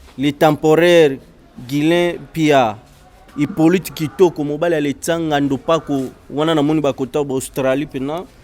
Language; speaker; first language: Lingala; non-native, local second language; Kongo